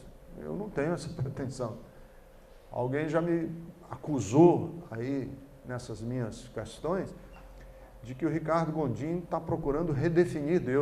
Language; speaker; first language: Portuguese; native; Portuguese